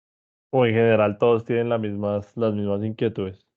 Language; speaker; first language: Spanish; native; Spanish